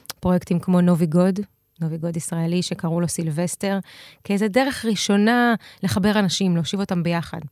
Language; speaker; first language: Hebrew; early bilingual, other home language; Russian